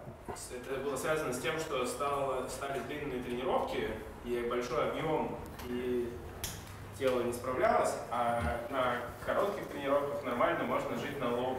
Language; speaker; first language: Russian; native; Russian